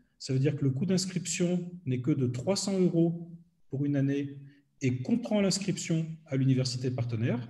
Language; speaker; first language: French; native; French